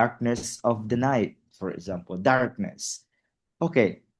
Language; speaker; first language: English; non-native, fluent; Indonesian